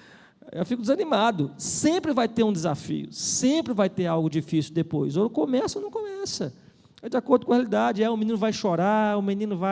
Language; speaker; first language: Portuguese; native; Portuguese